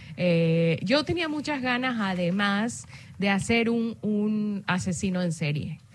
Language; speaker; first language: Spanish; native; Spanish